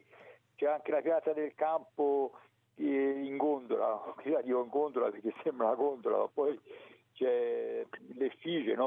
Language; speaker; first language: Italian; native; Italian